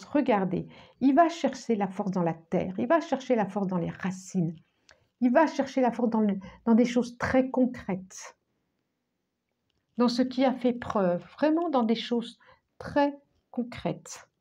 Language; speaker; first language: French; native; French